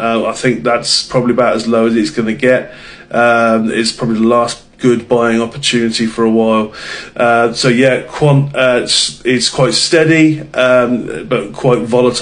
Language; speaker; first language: English; native; English